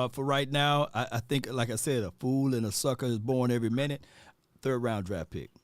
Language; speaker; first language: English; native; English